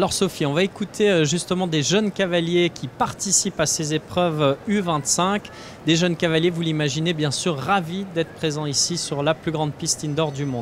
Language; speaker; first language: French; native; French